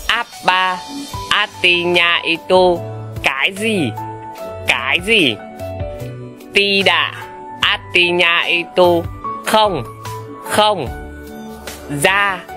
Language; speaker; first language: Indonesian; non-native, fluent; Vietnamese